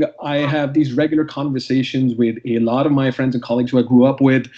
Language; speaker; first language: English; non-native, local second language; Hindi